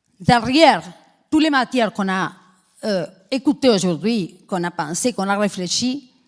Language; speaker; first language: French; non-native, fluent; Spanish